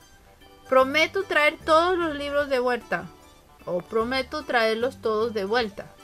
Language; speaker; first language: Spanish; early bilingual, heritage; Spanish